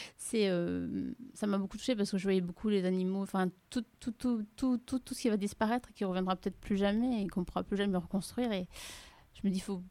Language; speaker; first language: French; early bilingual, other home language; Malagasy